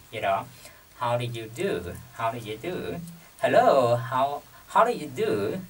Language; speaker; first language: English; non-native, fluent; Vietnamese